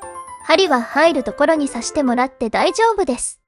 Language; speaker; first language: Japanese; native; Japanese